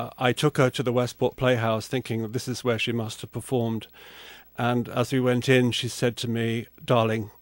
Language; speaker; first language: English; native; English